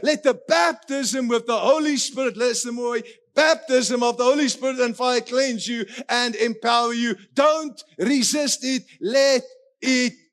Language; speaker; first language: English; non-native, local second language; Afrikaans